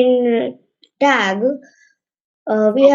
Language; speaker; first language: English; non-native, learner; Hindi